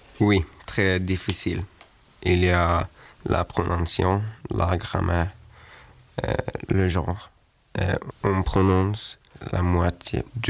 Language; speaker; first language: French; non-native, learner; Swedish